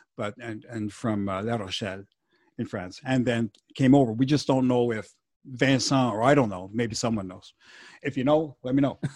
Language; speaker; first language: English; non-native, fluent; French